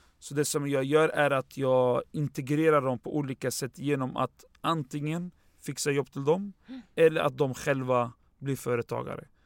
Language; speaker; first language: Swedish; early bilingual, other home language; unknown